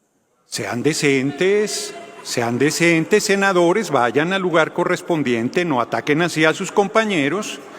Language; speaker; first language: Spanish; native; Spanish